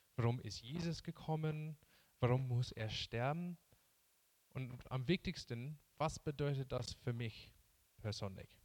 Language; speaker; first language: German; non-native, fluent; English